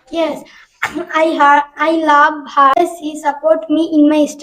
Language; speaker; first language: English; non-native, learner; Bangla